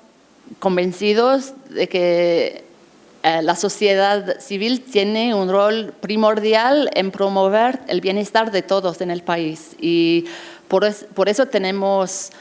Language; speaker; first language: Spanish; non-native, fluent; English